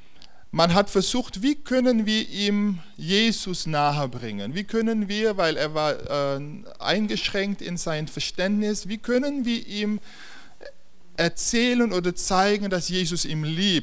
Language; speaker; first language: German; non-native, fluent; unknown